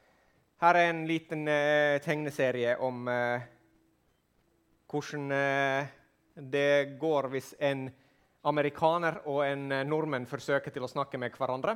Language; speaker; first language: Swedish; non-native, fluent; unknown